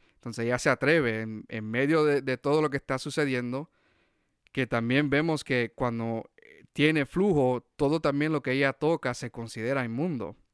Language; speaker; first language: Spanish; early bilingual, heritage; Spanish